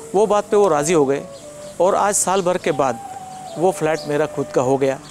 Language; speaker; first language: Hindi; non-native, local second language; Marathi